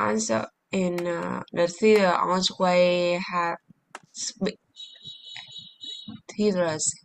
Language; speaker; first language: English; non-native, learner; Vietnamese